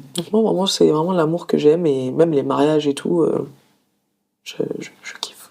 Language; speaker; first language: French; native; French